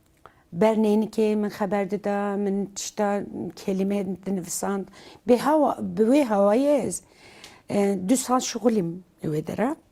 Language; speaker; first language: Kurdish; non-native, local second language; Turkish